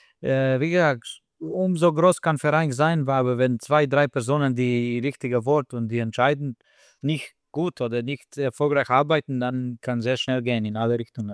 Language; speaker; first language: German; non-native, fluent; Slovenian